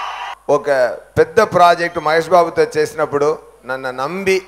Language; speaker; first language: Telugu; non-native, fluent; Tamil